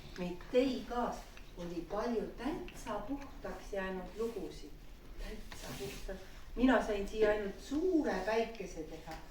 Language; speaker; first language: Estonian; native; Estonian